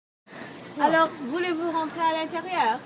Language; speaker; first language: French; non-native, local second language; English